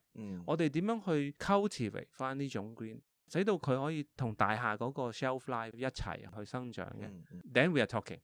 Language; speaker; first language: Cantonese; early bilingual, heritage; Cantonese